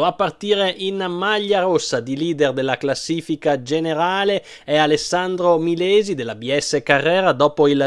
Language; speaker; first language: Italian; native; Italian